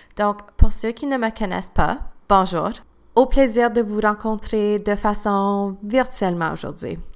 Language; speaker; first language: French; native; French